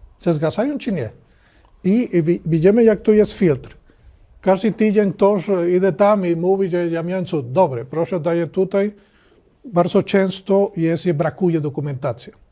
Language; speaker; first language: Polish; non-native, learner; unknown